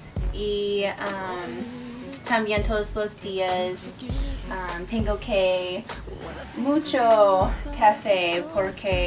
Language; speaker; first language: Spanish; non-native, learner; English